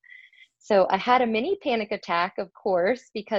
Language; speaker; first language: English; native; English